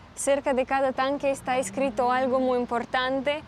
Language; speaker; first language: Spanish; non-native, learner; Russian